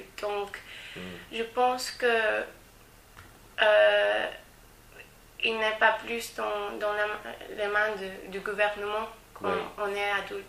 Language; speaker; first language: French; non-native, fluent; English